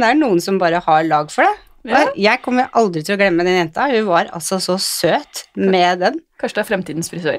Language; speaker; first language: Norwegian; native; Norwegian